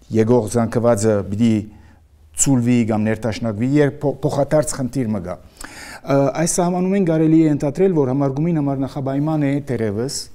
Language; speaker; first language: Armenian; early bilingual, heritage; Armenian